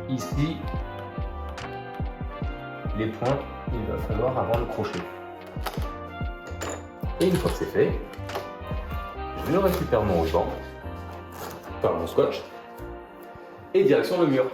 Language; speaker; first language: French; native; French